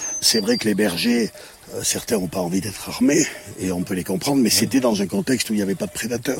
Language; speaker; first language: French; native; French